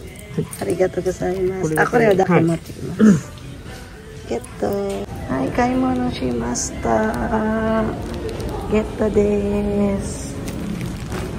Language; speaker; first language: Japanese; non-native, learner; Filipino